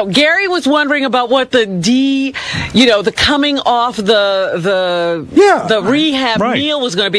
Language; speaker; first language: English; native; English